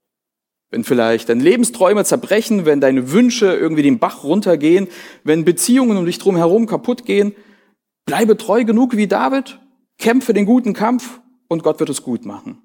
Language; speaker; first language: German; native; German